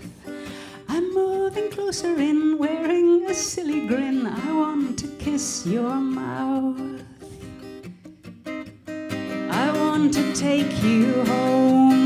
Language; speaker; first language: English; native; English